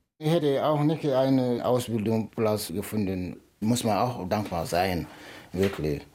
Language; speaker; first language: German; non-native, fluent; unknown